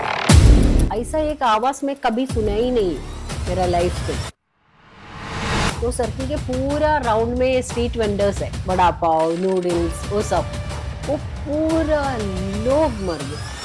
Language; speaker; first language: Hindi; non-native, local second language; Malayalam